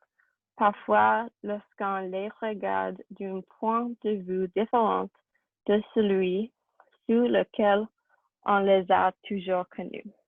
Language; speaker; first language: French; non-native, learner; English